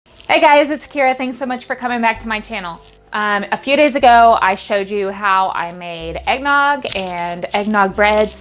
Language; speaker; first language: English; native; English